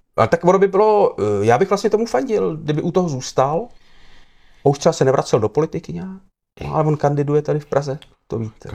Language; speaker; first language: Czech; native; Czech